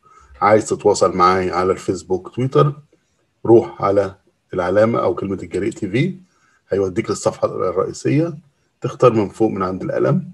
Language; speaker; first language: Arabic; native; Arabic